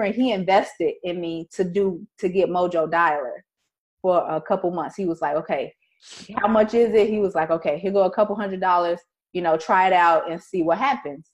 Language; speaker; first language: English; native; English